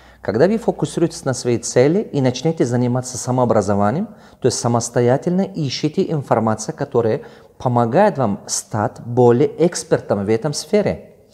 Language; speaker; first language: Russian; non-native, local second language; Tajik